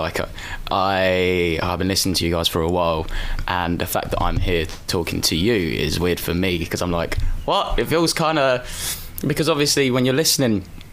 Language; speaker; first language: English; native; English